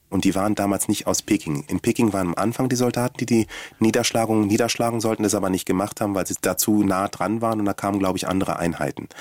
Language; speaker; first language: German; early bilingual, other home language; Swahili